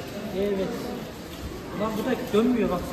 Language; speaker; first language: Turkish; native; Turkish